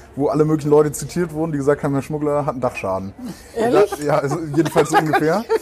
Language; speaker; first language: German; native; German